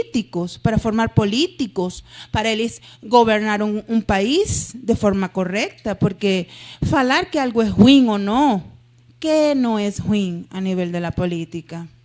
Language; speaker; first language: Portuguese; non-native, fluent; Spanish